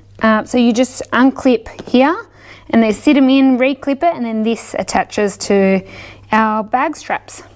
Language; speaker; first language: English; native; English